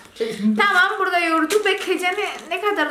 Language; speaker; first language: Turkish; non-native, learner; Indonesian